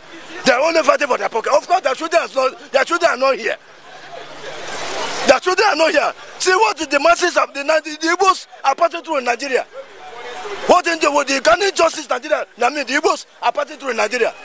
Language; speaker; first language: English; non-native, local second language; Igbo